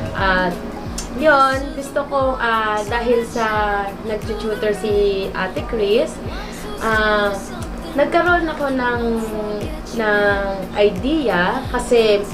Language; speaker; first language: Filipino; non-native, local second language; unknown